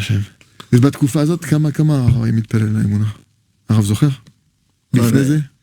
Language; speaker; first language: Hebrew; non-native, fluent; French